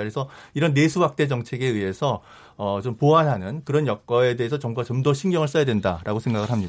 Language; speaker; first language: Korean; native; Korean